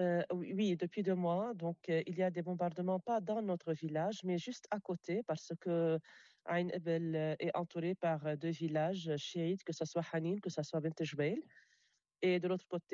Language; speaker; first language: French; non-native, local second language; Arabic